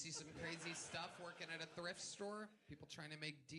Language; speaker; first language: English; native; English